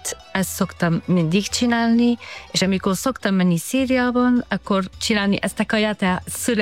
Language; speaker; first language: Hungarian; non-native, learner; Arabic